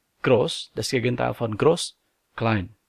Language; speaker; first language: German; non-native, learner; Indonesian